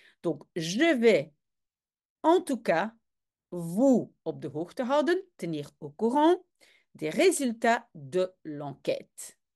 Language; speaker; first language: French; native; French